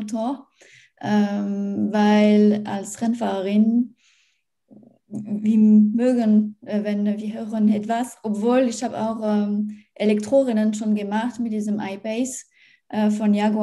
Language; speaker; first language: German; non-native, learner; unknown